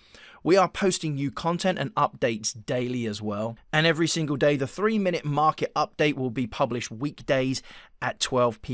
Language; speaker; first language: English; native; English